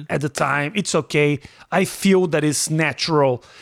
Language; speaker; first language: English; non-native, fluent; Portuguese